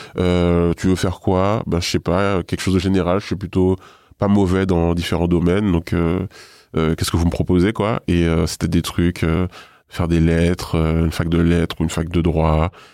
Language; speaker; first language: French; native; French